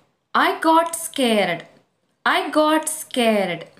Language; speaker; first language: English; non-native, local second language; Kannada